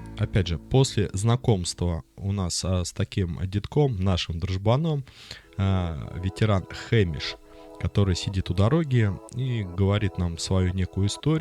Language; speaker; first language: Russian; native; Russian